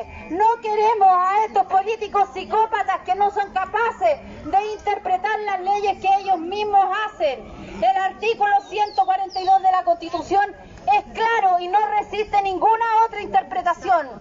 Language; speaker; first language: Spanish; native; Spanish